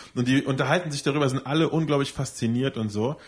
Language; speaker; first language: German; native; German